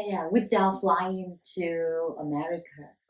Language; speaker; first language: English; non-native, learner; Vietnamese